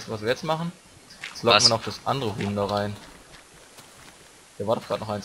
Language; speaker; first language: German; native; German